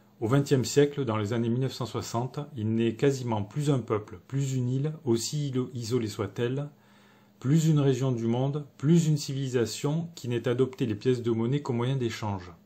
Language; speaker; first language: French; native; French